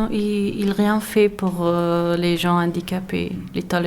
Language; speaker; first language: French; non-native, learner; Persian